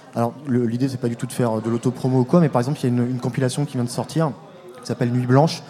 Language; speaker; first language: French; native; French